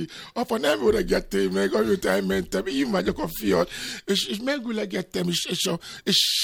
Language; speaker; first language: Hungarian; non-native, fluent; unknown